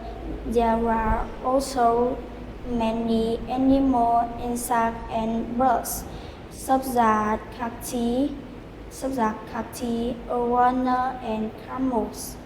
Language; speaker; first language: English; non-native, learner; Vietnamese